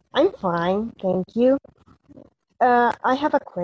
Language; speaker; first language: English; non-native, learner; Spanish